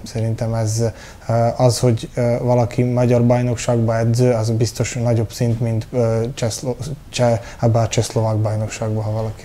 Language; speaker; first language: Hungarian; early bilingual, heritage; Hungarian